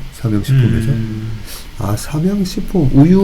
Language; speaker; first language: Korean; native; Korean